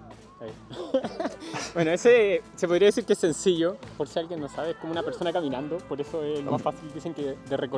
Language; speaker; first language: Spanish; native; Spanish